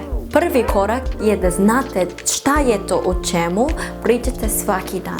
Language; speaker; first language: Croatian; non-native, learner; English